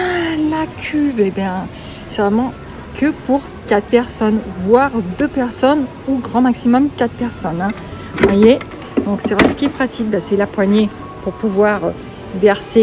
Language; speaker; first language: French; native; French